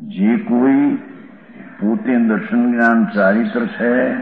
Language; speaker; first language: Hindi; non-native, local second language; Gujarati